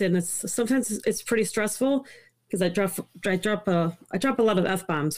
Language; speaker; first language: English; early bilingual, other home language; Italian